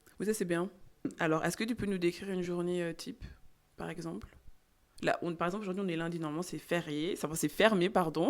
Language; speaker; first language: French; native; French